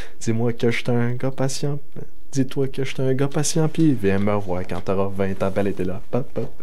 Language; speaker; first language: French; native; French